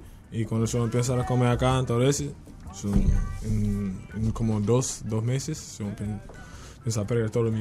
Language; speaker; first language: Spanish; non-native, learner; English